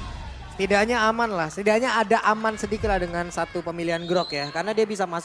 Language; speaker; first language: Indonesian; native; Indonesian